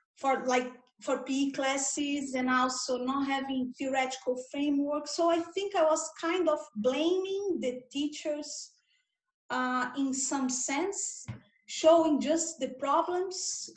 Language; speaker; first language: English; non-native, fluent; Portuguese